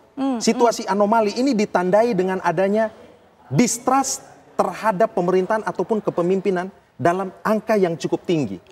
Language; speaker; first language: Indonesian; native; Indonesian